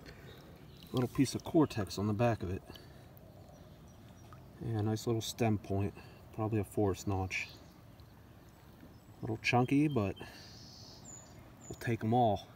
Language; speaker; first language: English; native; English